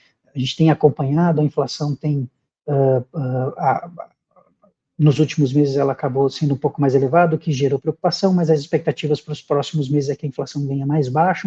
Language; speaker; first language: Portuguese; native; Portuguese